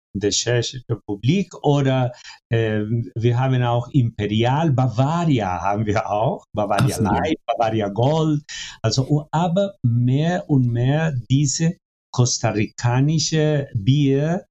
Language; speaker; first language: German; non-native, fluent; Spanish